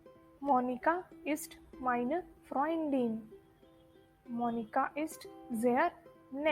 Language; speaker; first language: German; non-native, learner; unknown